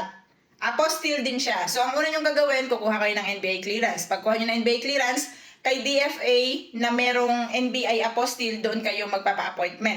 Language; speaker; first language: Filipino; native; Filipino